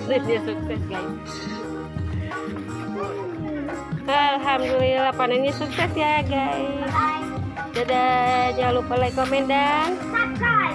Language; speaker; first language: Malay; non-native, local second language; Sundanese